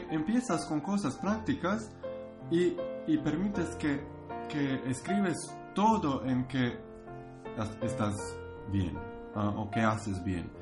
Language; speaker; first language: Spanish; non-native, learner; Croatian